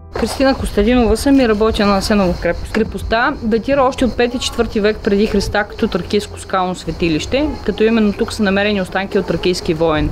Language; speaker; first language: Bulgarian; native; Bulgarian